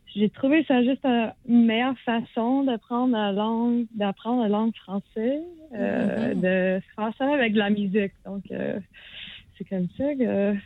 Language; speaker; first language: French; non-native, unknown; English